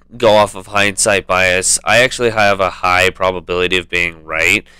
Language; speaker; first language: English; native; English